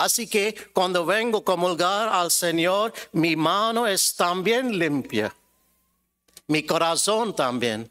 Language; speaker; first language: Spanish; non-native, fluent; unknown